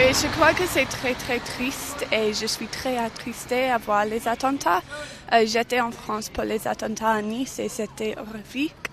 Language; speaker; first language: French; non-native, fluent; English